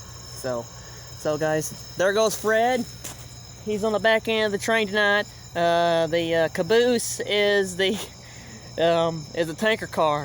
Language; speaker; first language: English; native; English